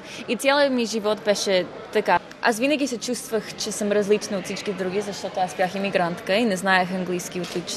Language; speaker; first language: Bulgarian; early bilingual, heritage; Bulgarian